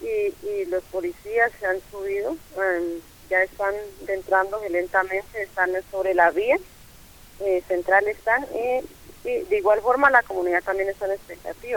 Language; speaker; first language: Spanish; native; Spanish